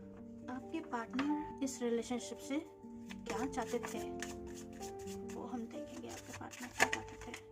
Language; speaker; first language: Hindi; native; Hindi